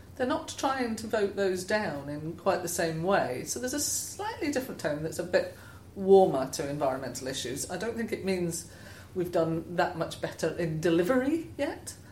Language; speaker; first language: English; native; English